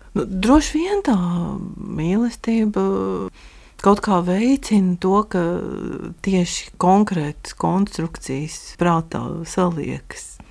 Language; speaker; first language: Latvian; native; Latvian